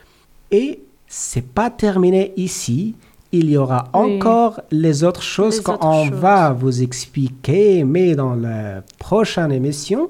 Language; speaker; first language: French; non-native, learner; Persian